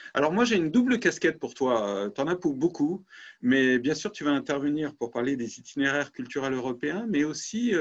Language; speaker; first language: French; native; French